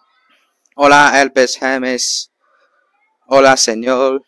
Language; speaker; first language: Spanish; non-native, learner; Chinese